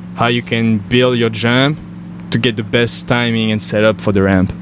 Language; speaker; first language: English; non-native, fluent; French